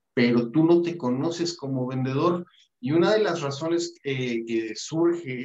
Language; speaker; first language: Spanish; native; Spanish